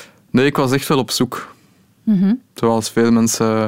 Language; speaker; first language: Dutch; native; Dutch